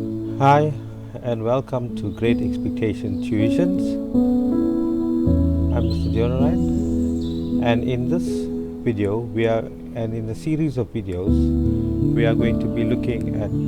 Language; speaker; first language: English; native; English